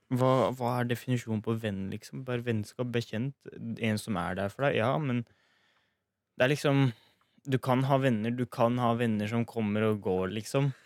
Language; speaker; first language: Norwegian; early bilingual, other home language; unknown